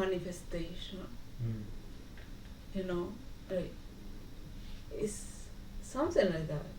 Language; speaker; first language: English; non-native, learner; Spanish